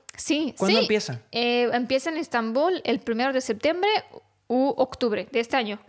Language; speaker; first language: Spanish; non-native, fluent; Romanian